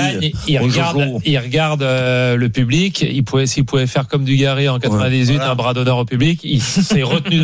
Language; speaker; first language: French; native; French